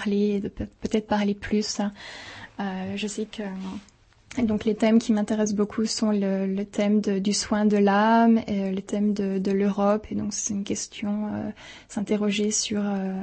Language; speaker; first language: French; native; French